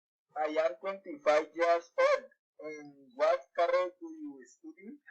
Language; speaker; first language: English; non-native, learner; Spanish